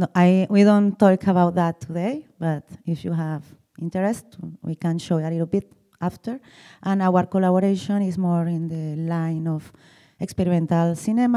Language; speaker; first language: English; non-native, learner; Spanish